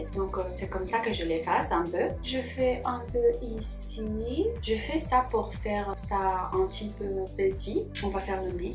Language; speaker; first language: French; non-native, fluent; Spanish